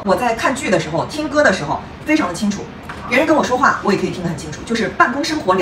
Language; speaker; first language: Chinese; native; Chinese